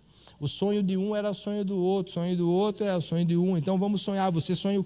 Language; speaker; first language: Portuguese; native; Portuguese